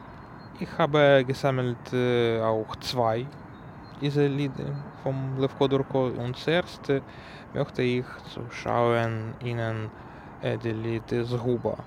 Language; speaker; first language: German; non-native, learner; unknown